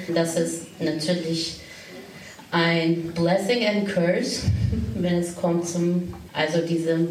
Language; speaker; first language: German; non-native, fluent; Turkish